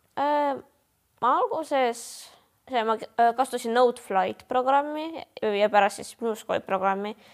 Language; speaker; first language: Estonian; non-native, local second language; Russian